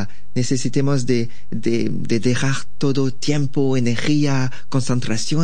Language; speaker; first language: Spanish; non-native, learner; French